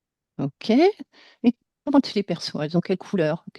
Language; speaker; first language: French; native; French